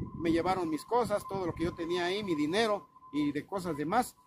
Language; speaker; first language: Spanish; native; Spanish